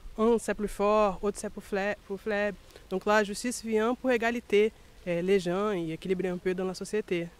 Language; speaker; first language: French; non-native, fluent; Portuguese